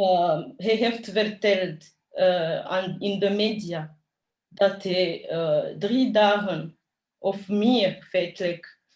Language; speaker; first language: Dutch; early bilingual, other home language; Kinyarwanda